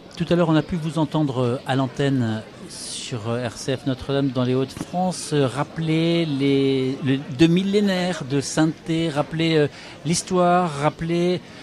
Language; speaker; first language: French; native; French